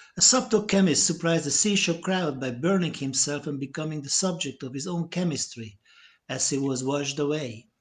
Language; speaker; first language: English; non-native, fluent; Hungarian